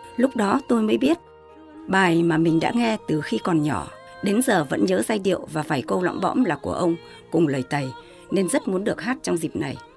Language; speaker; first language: Vietnamese; non-native, local second language; Tày